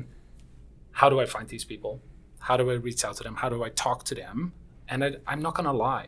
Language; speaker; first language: English; non-native, fluent; Dutch